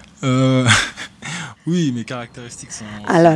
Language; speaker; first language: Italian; non-native, learner; French